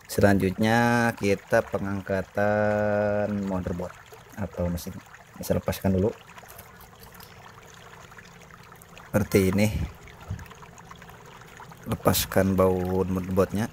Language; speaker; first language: Indonesian; native; Indonesian